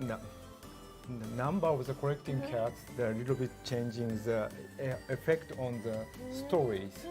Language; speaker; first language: English; non-native, learner; Japanese